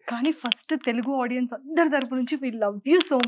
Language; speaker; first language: Telugu; native; Telugu